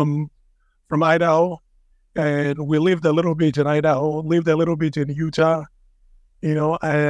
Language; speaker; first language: English; non-native, local second language; Igbo